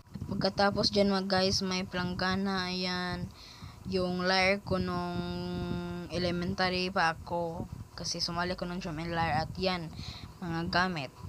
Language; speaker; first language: Filipino; non-native, local second language; Cebuano